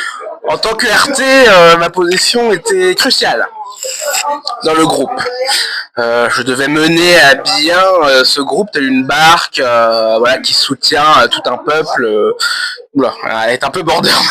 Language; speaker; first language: French; native; French